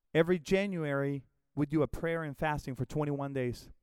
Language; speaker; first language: English; non-native, fluent; Spanish